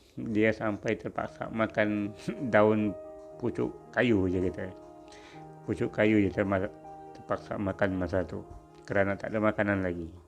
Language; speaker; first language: Malay; non-native, local second language; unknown